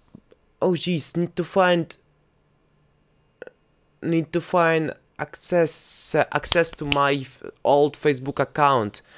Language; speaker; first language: English; non-native, fluent; Russian